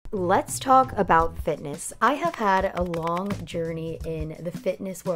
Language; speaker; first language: English; native; English